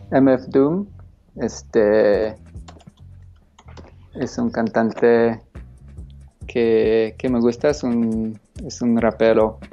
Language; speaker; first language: Spanish; non-native, fluent; English